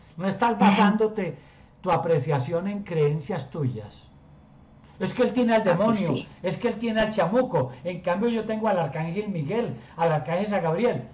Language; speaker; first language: Spanish; native; Spanish